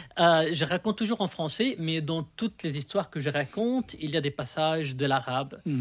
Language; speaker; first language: French; non-native, local second language; Arabic